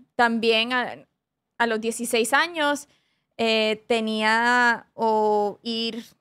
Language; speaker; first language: Spanish; early bilingual, heritage; Spanish